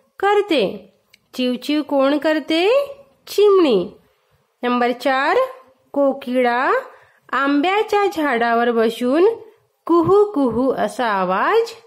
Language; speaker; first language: Marathi; non-native, local second language; Hindi